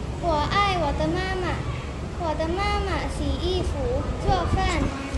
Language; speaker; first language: Chinese; non-native, learner; Thai